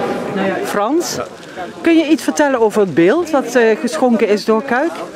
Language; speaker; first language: Dutch; native; Dutch